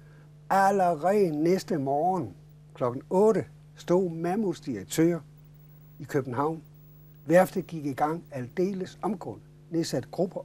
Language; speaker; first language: Danish; native; Danish